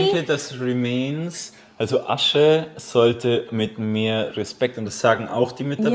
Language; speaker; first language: German; native; German